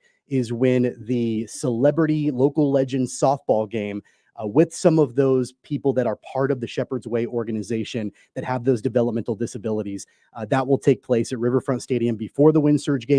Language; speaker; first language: English; native; English